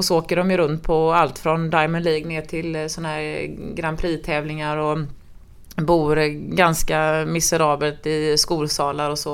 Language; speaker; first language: Swedish; native; Swedish